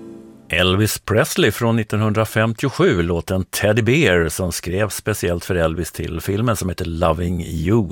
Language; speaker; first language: Swedish; native; Swedish